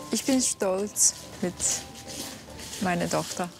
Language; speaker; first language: German; non-native, learner; Korean